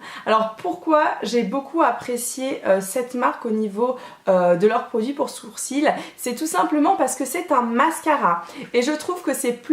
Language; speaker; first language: French; native; French